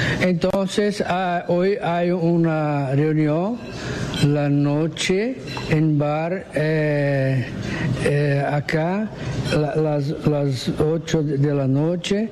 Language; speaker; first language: Spanish; non-native, learner; Portuguese